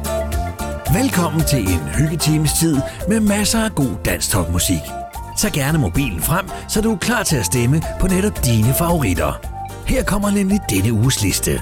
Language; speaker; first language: Danish; native; Danish